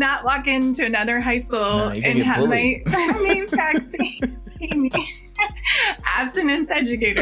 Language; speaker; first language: English; native; English